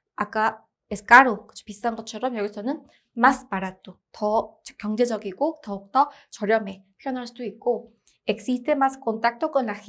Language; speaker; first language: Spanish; non-native, fluent; Korean